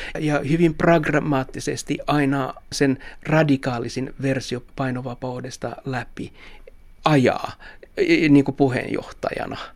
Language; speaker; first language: Finnish; non-native, local second language; Swedish